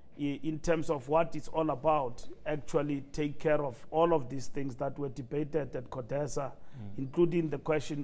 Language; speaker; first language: English; non-native, local second language; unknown